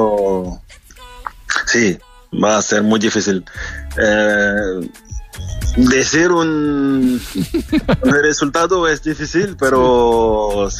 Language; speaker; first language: Spanish; non-native, fluent; French